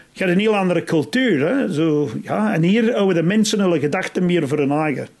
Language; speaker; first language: Dutch; non-native, fluent; English